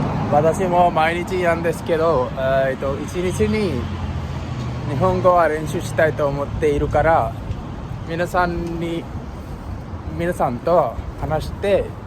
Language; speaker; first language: Japanese; non-native, learner; Sinhala